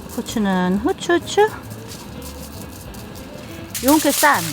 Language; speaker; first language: Korean; native; Korean